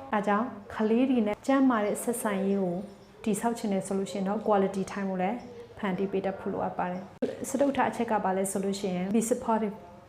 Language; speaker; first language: Burmese; non-native, local second language; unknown